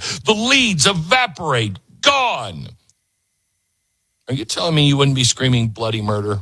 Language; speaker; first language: English; native; English